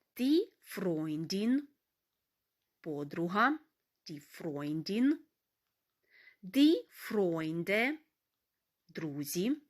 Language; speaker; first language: German; non-native, fluent; Ukrainian